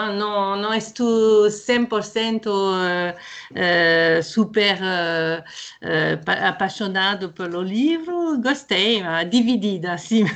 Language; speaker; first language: Portuguese; non-native, fluent; French